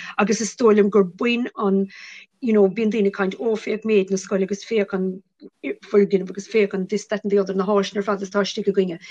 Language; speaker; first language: Irish; non-native, local second language; English